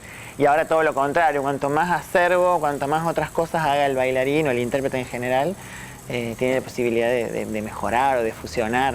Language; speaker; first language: Spanish; native; Spanish